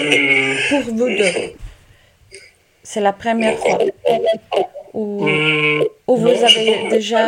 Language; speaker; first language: French; non-native, local second language; Italian